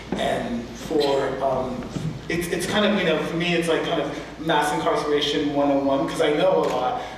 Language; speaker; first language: English; native; English